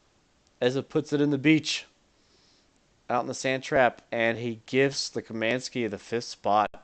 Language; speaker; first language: English; native; English